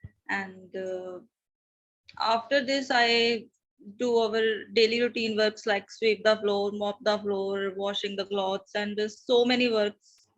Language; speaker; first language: English; non-native, learner; Hindi